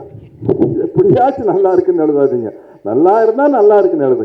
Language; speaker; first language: Tamil; native; Tamil